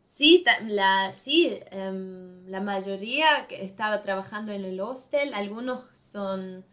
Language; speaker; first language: Spanish; non-native, fluent; Swiss German